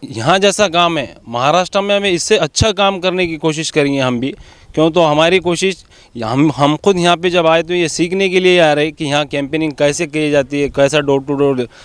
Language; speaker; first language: Hindi; non-native, local second language; Urdu